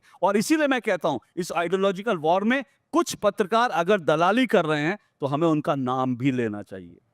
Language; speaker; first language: Hindi; native; Hindi